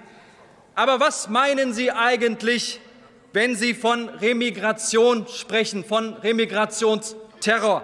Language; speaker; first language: German; early bilingual, other home language; Turkish